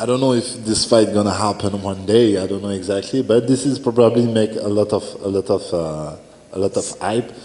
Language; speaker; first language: English; non-native, learner; French